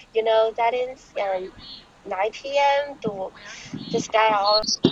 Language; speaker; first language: English; non-native, fluent; Chinese